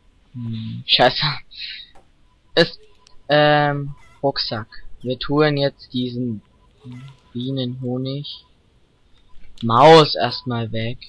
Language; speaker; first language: German; native; German